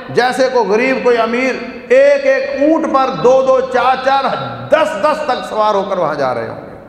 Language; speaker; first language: Urdu; native; Urdu